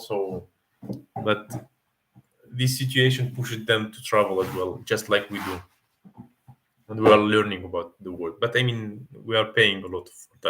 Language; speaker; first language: English; non-native, fluent; Arabic